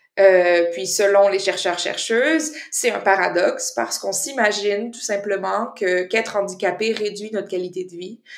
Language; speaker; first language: French; native; French